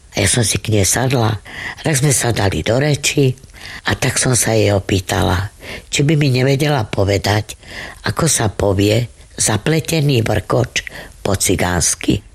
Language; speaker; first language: Slovak; non-native, local second language; Romany